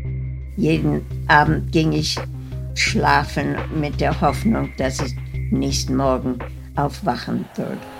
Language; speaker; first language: German; early bilingual, heritage; German